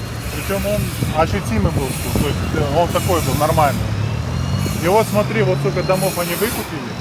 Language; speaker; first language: Russian; native; Russian